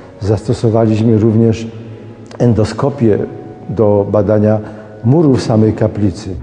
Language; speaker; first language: Polish; native; Polish